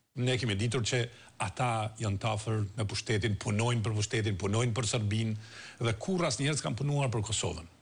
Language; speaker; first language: Albanian; native; Albanian